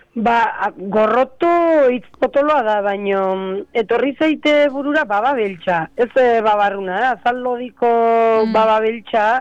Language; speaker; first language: Basque; native; Basque